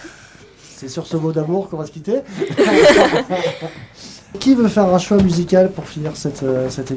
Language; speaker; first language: French; native; French